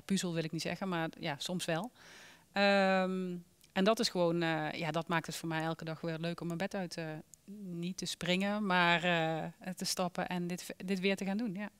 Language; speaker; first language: Dutch; native; Dutch